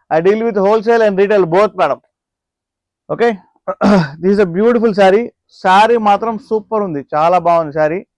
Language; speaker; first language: English; non-native, local second language; Telugu